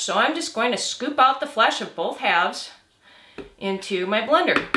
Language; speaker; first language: English; native; English